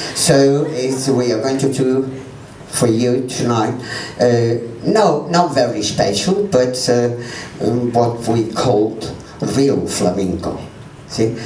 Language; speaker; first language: English; non-native, learner; Spanish